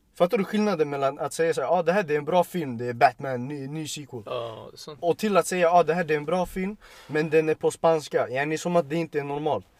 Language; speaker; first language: Swedish; early bilingual, other home language; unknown